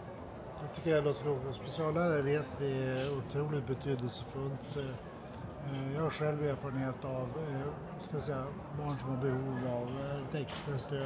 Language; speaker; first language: Swedish; native; Swedish